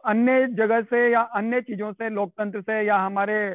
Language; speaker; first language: Hindi; native; Hindi